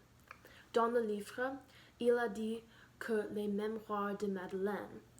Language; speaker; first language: French; non-native, learner; English